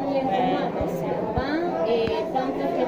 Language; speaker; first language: French; non-native, learner; Spanish